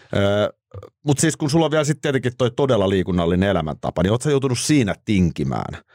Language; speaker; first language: Finnish; native; Finnish